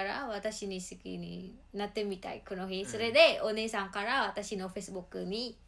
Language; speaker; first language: Japanese; non-native, learner; Mongolian